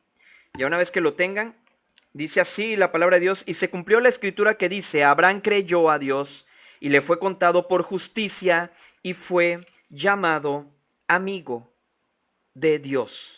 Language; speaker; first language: Spanish; native; Spanish